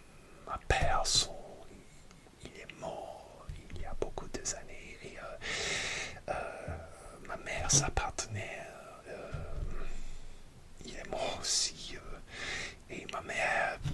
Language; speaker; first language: French; non-native, learner; English